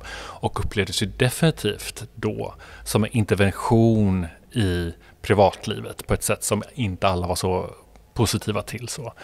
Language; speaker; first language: Swedish; non-native, fluent; Spanish